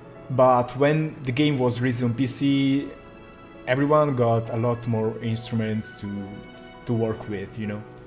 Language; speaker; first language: English; non-native, fluent; Italian